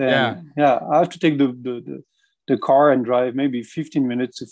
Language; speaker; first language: English; non-native, fluent; French